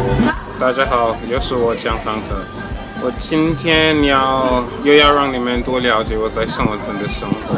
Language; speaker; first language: Chinese; non-native, fluent; English